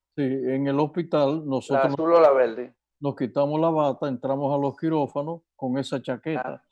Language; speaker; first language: Spanish; native; Spanish